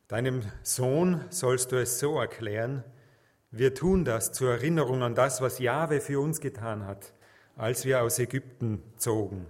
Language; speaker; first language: German; native; German